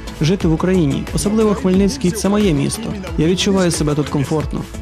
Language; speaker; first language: Ukrainian; non-native, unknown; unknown